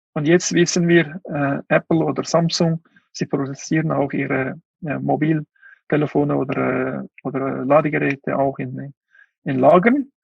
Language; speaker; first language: German; non-native, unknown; Uyghur